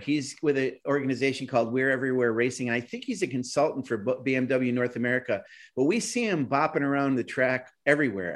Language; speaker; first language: English; native; English